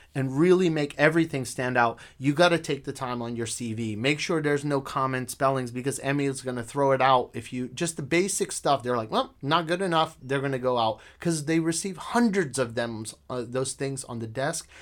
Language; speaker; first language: English; native; English